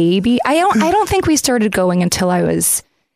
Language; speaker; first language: English; native; English